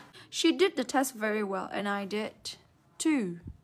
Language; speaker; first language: English; non-native, fluent; Vietnamese